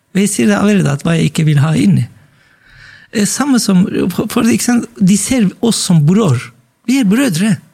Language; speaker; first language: Norwegian; non-native, fluent; Turkish